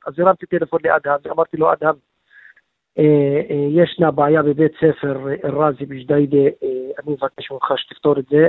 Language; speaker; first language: Hebrew; non-native, local second language; Arabic